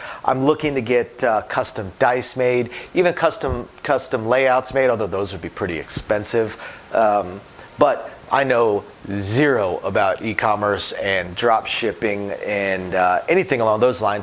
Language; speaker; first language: English; native; English